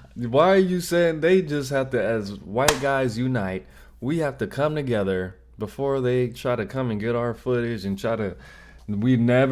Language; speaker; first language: English; native; English